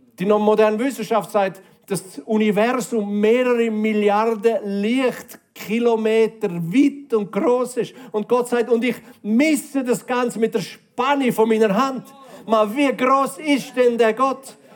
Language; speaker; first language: German; native; German